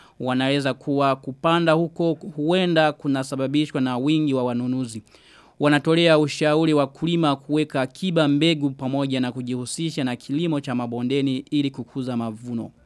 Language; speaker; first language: Swahili; non-native, local second language; Rundi